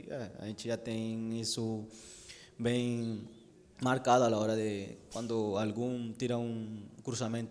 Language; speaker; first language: Portuguese; non-native, fluent; Spanish